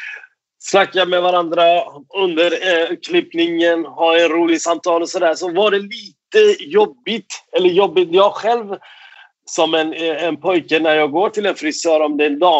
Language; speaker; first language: Swedish; non-native, fluent; Persian